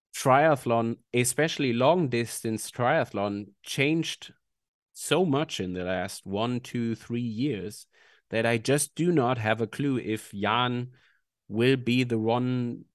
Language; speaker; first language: English; non-native, fluent; German